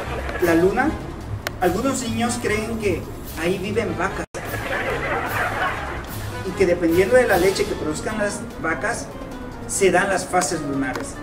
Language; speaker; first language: Spanish; native; Spanish